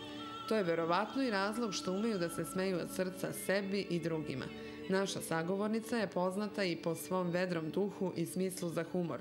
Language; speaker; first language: Serbian; native; Serbian